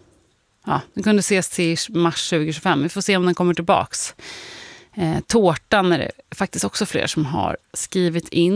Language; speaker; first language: Swedish; native; Swedish